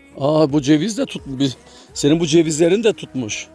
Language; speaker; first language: Turkish; native; Turkish